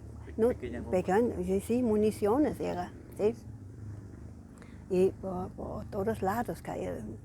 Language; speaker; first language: Spanish; non-native, fluent; German